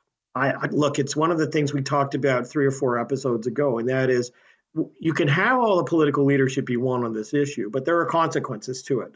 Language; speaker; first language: English; native; English